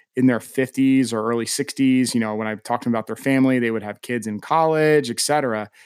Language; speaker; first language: English; native; English